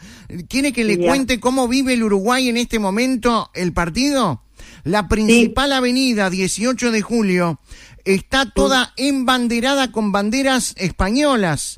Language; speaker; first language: Spanish; native; Spanish